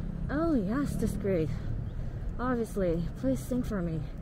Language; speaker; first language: English; non-native, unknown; Korean